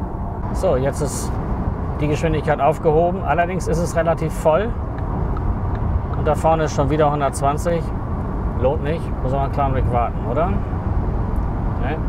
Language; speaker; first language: German; native; German